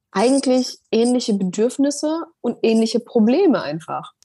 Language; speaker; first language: German; early bilingual, other home language; Polish